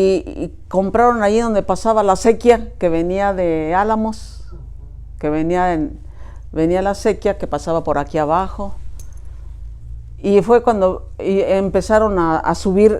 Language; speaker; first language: Spanish; native; Spanish